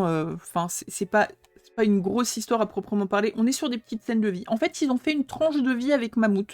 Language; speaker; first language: French; native; French